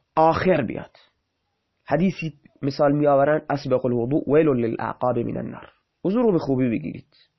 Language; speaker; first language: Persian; non-native, local second language; Baluchi